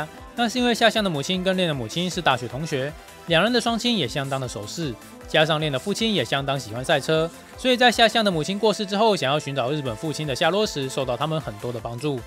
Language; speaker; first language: Chinese; native; Chinese